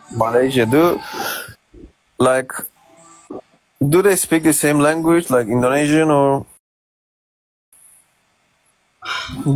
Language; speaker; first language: English; non-native, learner; Turkish